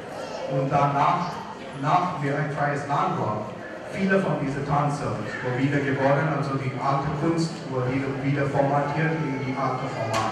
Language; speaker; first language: German; non-native, fluent; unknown